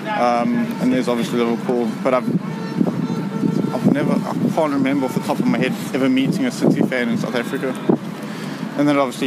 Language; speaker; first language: English; native; English